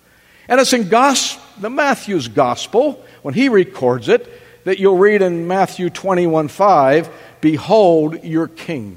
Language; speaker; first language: English; native; English